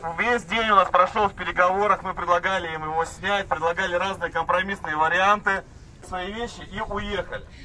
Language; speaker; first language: Russian; native; Russian